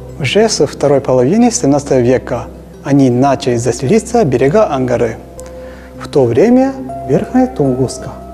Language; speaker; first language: Russian; non-native, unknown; Japanese